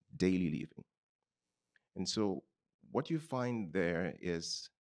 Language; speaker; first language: English; non-native, local second language; Yoruba